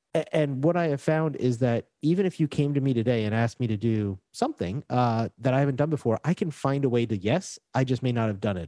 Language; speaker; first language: English; native; English